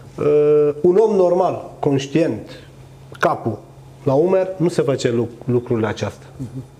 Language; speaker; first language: Romanian; non-native, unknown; Turkish